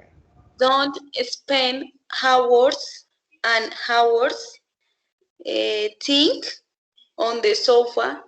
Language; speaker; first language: English; non-native, learner; Spanish